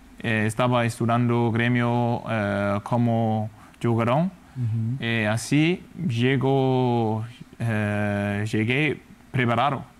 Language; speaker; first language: Spanish; non-native, fluent; Danish